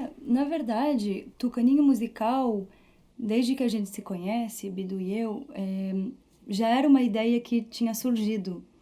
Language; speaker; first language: Portuguese; early bilingual, heritage; Portuguese